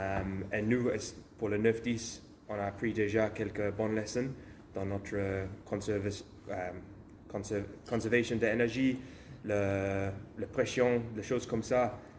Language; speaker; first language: French; non-native, learner; English